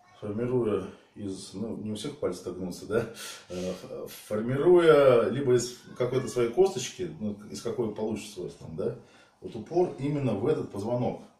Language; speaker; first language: Russian; native; Russian